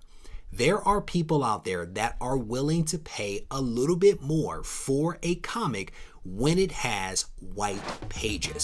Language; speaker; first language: English; native; English